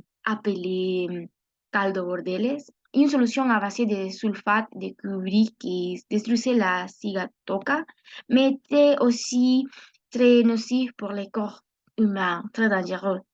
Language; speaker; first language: French; non-native, learner; Spanish